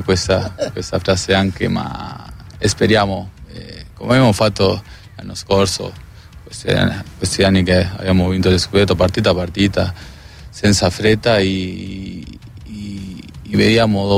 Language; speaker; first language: Italian; non-native, fluent; Spanish